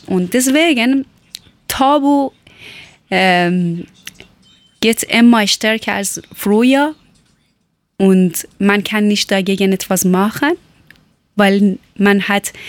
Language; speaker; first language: German; non-native, learner; Persian